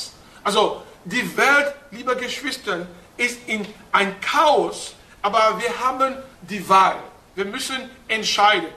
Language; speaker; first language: German; non-native, fluent; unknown